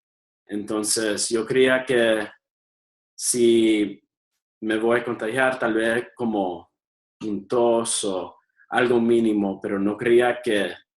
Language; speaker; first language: Spanish; early bilingual, heritage; Spanish